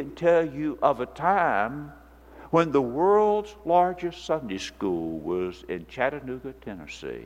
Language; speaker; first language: English; native; English